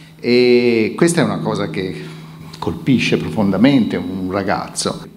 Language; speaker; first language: Italian; native; Italian